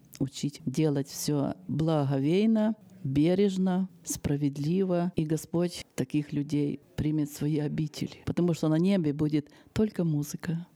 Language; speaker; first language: Russian; non-native, local second language; Ukrainian